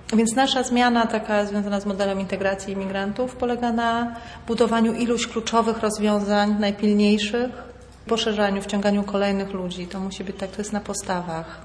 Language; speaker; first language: Polish; native; Polish